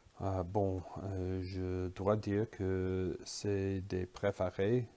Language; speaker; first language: French; non-native, fluent; English